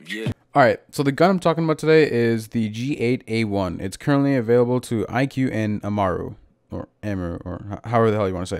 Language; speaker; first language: English; native; English